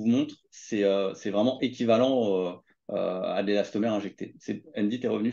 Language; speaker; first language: French; native; French